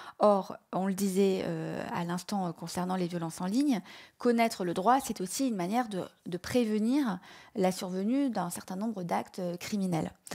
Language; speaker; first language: French; native; French